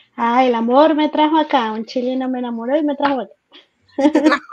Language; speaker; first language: Spanish; native; Spanish